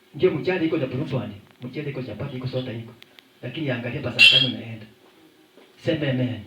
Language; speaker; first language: Swahili; non-native, local second language; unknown